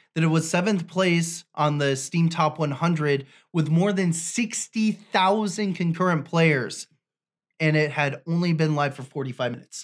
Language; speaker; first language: English; native; English